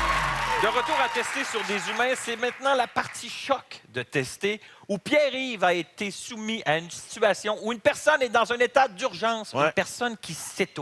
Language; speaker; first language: French; native; French